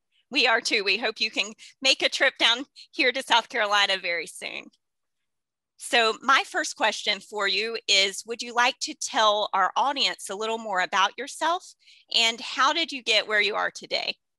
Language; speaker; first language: English; native; English